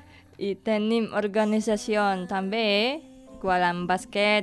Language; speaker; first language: Catalan; non-native, learner; Indonesian